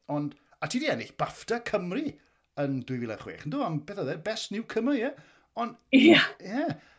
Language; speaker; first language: Welsh; native; Welsh